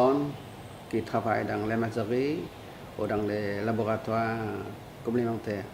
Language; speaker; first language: French; non-native, learner; Vietnamese